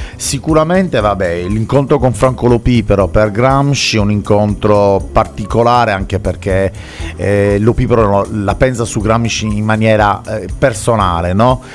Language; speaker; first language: Italian; native; Italian